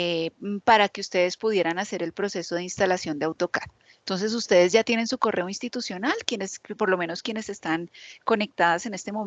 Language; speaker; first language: Spanish; native; Spanish